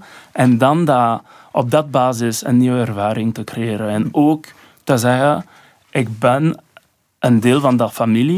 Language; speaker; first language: Dutch; non-native, local second language; French